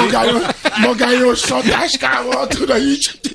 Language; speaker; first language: Hungarian; non-native, fluent; Yoruba